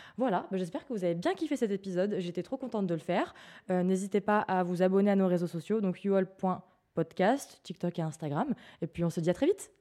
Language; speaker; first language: French; native; French